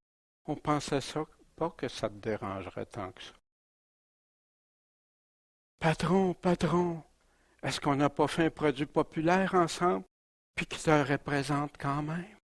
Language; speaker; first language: French; native; French